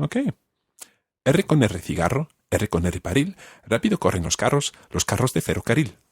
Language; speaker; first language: Spanish; non-native, fluent; English